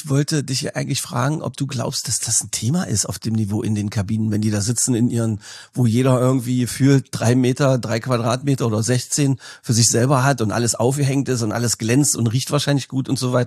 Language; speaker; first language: German; native; German